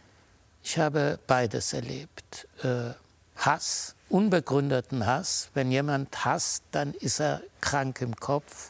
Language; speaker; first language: German; early bilingual, heritage; German